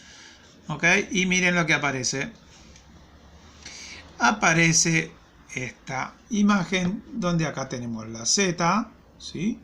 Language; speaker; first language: Spanish; native; Spanish